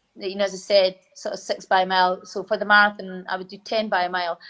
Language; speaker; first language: English; native; English